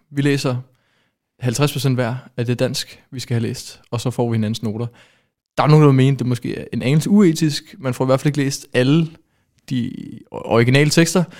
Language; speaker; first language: Danish; native; Danish